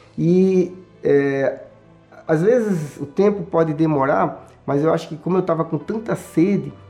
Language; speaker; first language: Portuguese; native; Portuguese